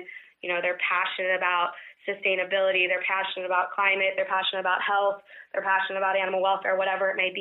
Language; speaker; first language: English; native; English